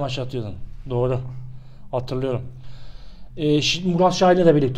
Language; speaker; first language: Turkish; native; Turkish